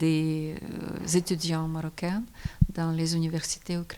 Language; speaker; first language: French; non-native, fluent; Ukrainian